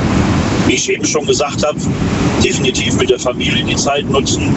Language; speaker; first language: German; native; German